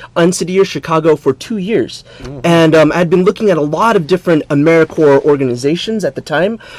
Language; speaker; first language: English; native; English